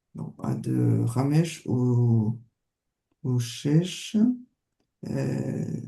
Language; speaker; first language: Hebrew; non-native, learner; French